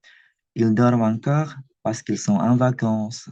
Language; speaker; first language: French; non-native, fluent; Indonesian